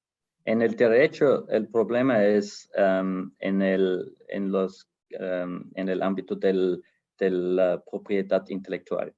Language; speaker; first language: Spanish; non-native, fluent; German